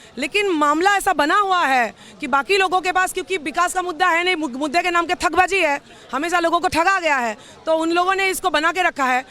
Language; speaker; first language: Hindi; non-native, local second language; Assamese